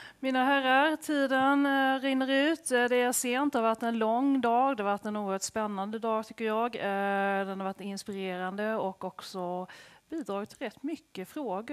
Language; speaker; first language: Swedish; native; Swedish